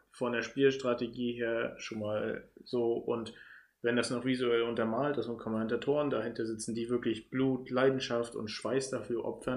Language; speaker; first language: German; native; German